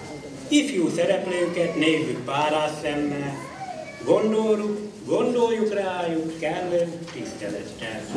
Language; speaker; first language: Hungarian; native; Hungarian